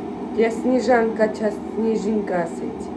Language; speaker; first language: Russian; non-native, fluent; Armenian